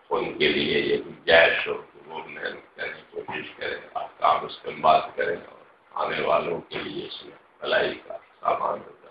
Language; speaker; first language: Urdu; non-native, local second language; Punjabi